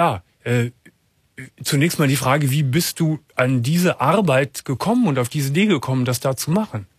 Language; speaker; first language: German; native; German